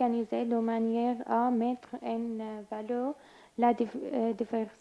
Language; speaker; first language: French; non-native, learner; Arabic